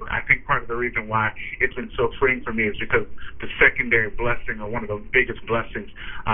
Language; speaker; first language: English; native; English